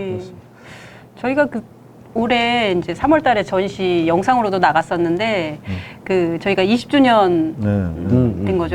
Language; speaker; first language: Korean; native; Korean